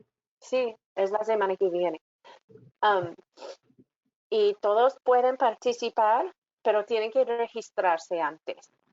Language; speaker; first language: Spanish; non-native, fluent; English